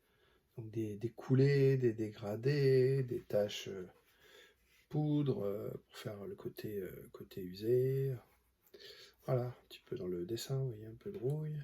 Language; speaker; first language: French; native; French